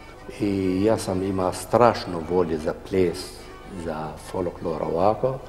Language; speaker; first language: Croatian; non-native, fluent; Arabic